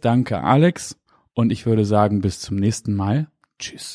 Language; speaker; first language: German; native; German